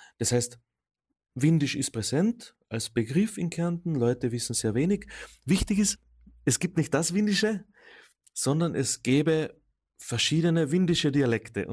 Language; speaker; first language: German; non-native, local second language; Slovenian